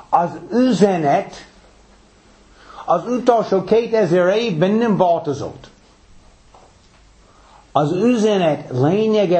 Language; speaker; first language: Hungarian; non-native, fluent; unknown